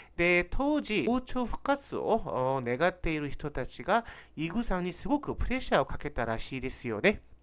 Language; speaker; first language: Japanese; non-native, fluent; Korean